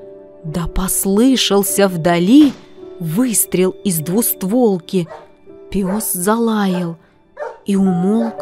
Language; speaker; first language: Russian; native; Russian